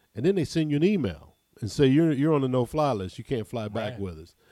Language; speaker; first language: English; native; English